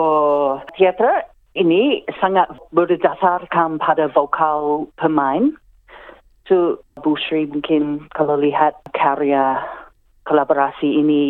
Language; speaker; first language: Indonesian; non-native, fluent; English